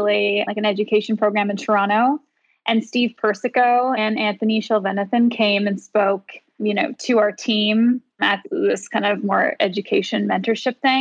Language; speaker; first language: English; native; English